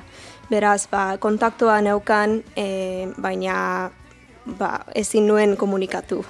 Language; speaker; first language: Basque; non-native, learner; English